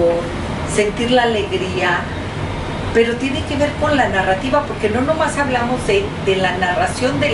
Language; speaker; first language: Spanish; native; Spanish